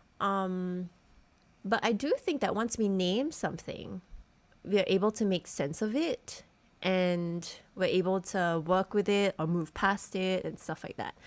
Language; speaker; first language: English; native; English